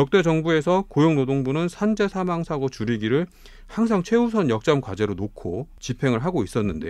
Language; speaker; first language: Korean; native; Korean